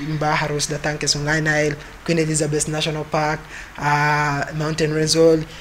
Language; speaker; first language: Indonesian; non-native, fluent; Ganda